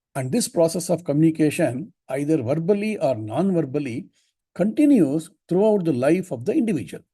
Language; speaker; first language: English; non-native, local second language; Kannada